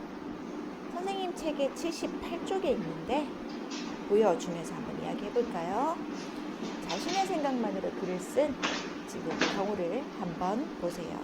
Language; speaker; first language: Korean; native; Korean